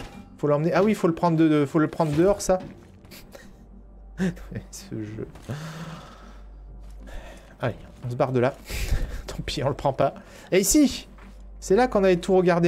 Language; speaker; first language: French; native; French